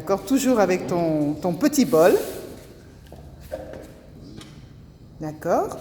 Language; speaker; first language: French; native; French